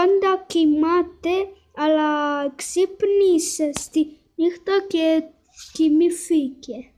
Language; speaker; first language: Greek; early bilingual, heritage; Greek